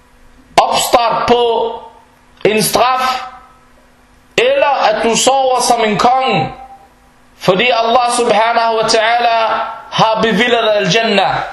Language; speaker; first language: Danish; early bilingual, other home language; Arabic